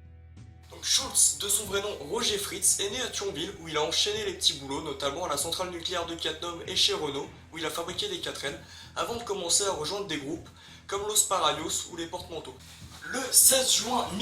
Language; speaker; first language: French; native; French